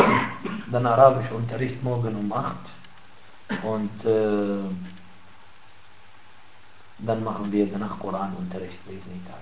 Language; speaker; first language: German; non-native, fluent; Arabic